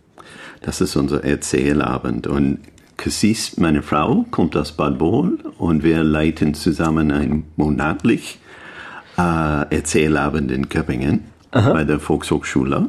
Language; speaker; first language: German; non-native, learner; English